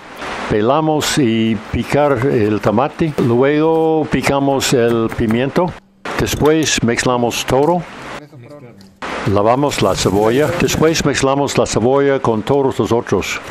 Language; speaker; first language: Spanish; non-native, fluent; English